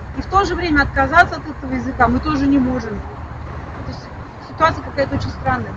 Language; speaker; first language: Russian; native; Russian